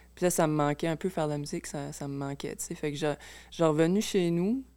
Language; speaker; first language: French; native; French